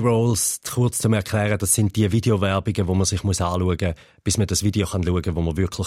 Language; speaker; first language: German; native; German